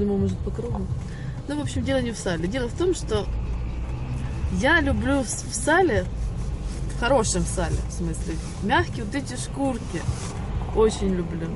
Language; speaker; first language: Russian; native; Russian